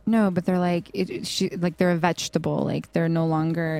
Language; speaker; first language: English; early bilingual, other home language; Persian